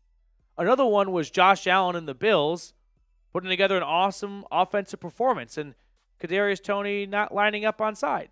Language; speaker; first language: English; native; English